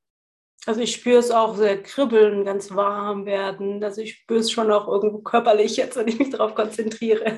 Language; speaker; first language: German; native; German